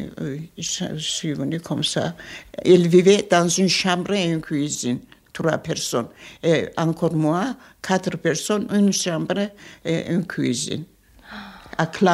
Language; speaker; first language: French; non-native, fluent; Armenian